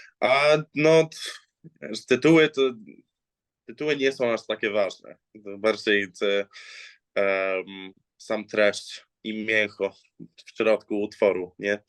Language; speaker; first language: Polish; early bilingual, heritage; English